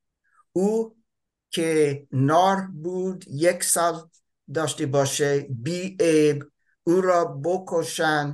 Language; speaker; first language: Persian; non-native, fluent; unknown